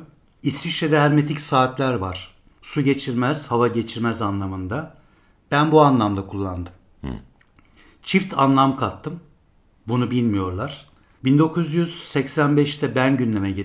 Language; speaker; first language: Turkish; native; Turkish